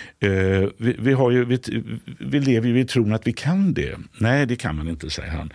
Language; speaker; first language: Swedish; native; Swedish